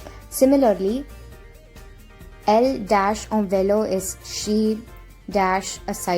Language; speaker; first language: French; non-native, fluent; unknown